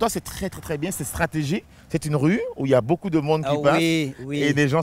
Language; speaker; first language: French; native; French